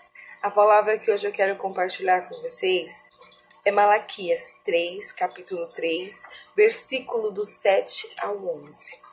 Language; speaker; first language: Portuguese; native; Portuguese